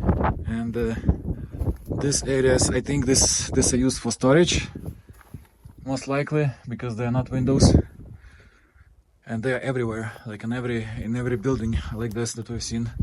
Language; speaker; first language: English; non-native, fluent; Russian